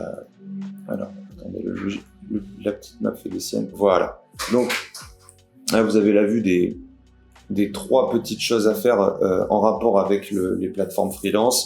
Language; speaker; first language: French; native; French